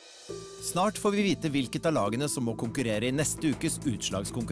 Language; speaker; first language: Norwegian; native; Norwegian